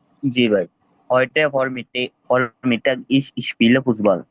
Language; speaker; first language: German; non-native, learner; Bangla